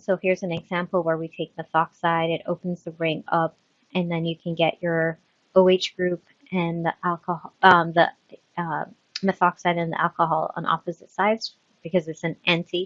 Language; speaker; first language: English; native; English